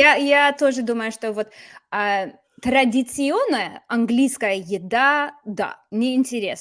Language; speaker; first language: Russian; non-native, fluent; English